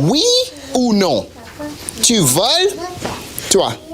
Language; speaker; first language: French; non-native, fluent; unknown